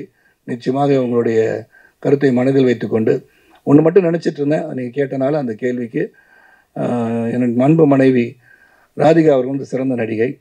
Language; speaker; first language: Tamil; native; Tamil